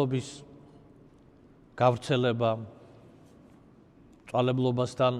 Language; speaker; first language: Georgian; native; Georgian